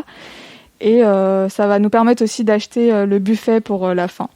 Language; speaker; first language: French; native; French